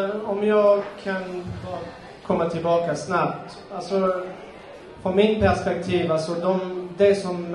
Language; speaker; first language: Swedish; non-native, fluent; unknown